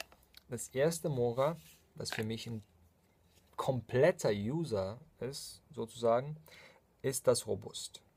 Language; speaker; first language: German; non-native, fluent; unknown